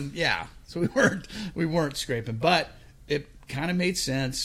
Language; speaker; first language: English; native; English